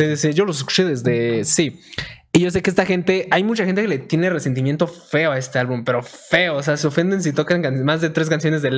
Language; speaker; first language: Spanish; native; Spanish